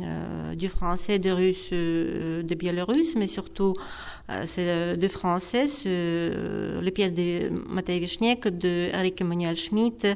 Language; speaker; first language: French; non-native, fluent; Ukrainian